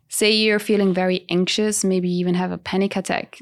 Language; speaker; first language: English; non-native, fluent; Italian